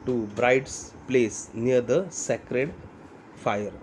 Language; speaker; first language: English; non-native, local second language; Marathi